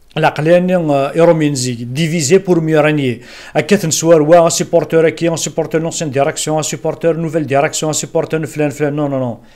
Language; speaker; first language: French; non-native, local second language; Kabyle